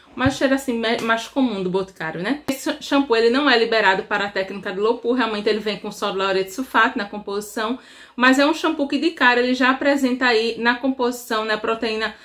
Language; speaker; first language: Portuguese; native; Portuguese